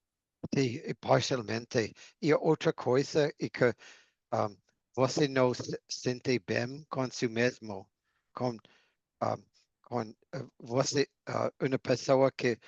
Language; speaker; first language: Portuguese; non-native, learner; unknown